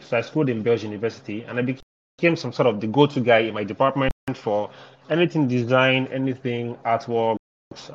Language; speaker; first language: English; non-native, local second language; Yoruba